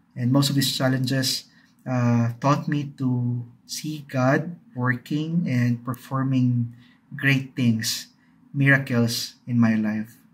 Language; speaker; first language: English; non-native, local second language; Bikol